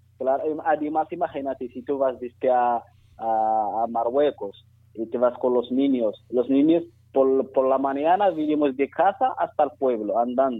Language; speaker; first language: Spanish; non-native, learner; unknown